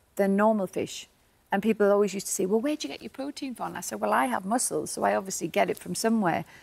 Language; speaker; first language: English; native; English